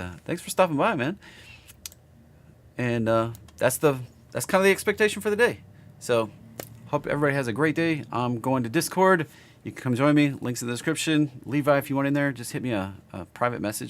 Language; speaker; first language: English; native; English